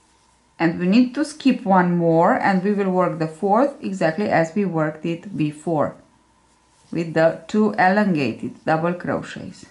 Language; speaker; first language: English; non-native, fluent; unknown